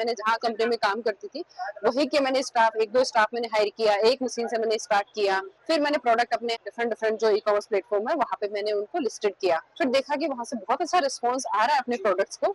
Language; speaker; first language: Hindi; native; Hindi